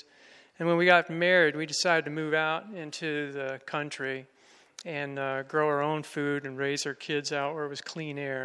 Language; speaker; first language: English; native; English